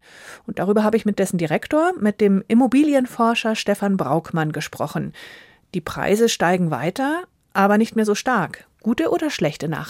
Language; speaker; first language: German; native; German